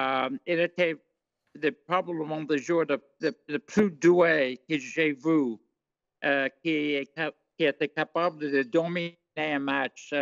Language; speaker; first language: French; non-native, fluent; English